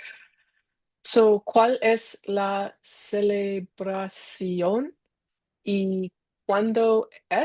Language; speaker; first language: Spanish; non-native, learner; English